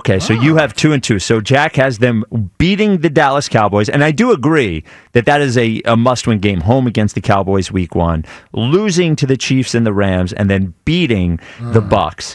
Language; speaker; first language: English; native; English